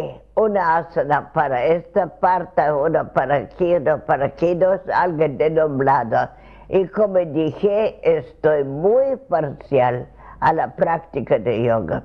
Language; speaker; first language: Spanish; non-native, fluent; Russian